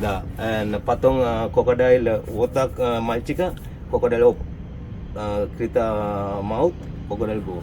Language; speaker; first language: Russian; non-native, learner; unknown